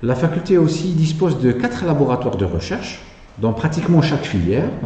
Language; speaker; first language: French; non-native, local second language; Arabic